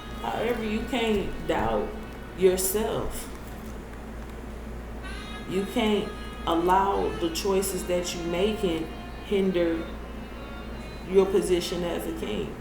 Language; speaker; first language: English; native; English